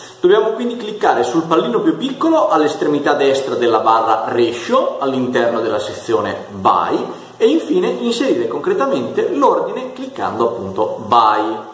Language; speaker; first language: Italian; native; Italian